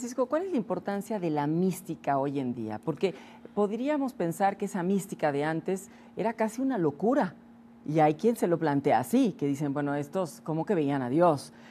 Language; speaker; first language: Spanish; native; Spanish